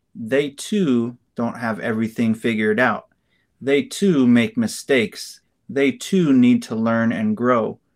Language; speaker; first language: English; native; English